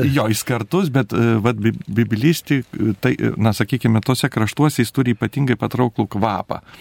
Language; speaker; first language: Lithuanian; native; Lithuanian